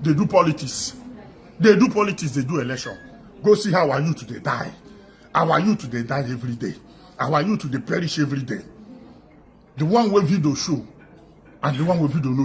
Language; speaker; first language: Nigerian Pidgin; non-native, local second language; Igbo